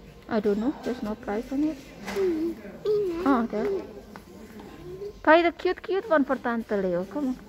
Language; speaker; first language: English; non-native, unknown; Indonesian